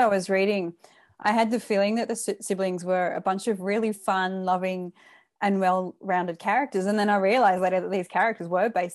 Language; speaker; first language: English; native; English